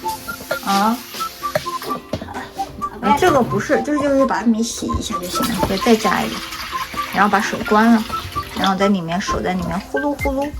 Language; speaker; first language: Chinese; native; Chinese